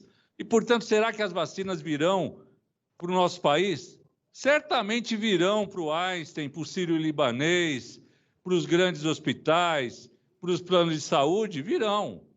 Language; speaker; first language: Portuguese; native; Portuguese